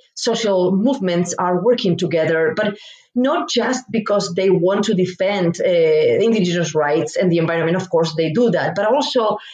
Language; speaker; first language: English; non-native, fluent; Spanish